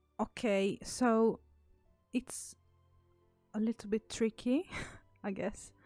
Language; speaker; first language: English; non-native, fluent; Italian